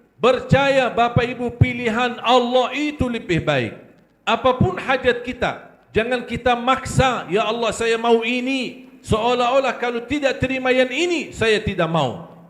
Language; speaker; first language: Malay; non-native, fluent; Arabic